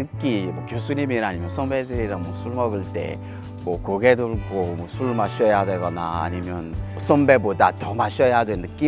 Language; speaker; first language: Korean; non-native, fluent; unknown